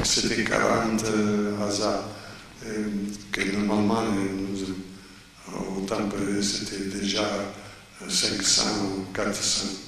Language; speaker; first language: French; non-native, fluent; Italian